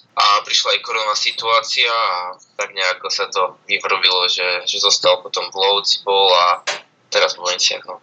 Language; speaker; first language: Slovak; native; Slovak